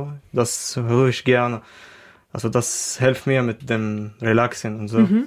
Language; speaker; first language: German; non-native, learner; Arabic